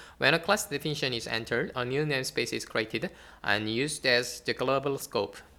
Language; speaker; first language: English; non-native, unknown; Korean